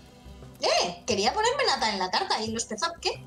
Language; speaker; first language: Spanish; native; Spanish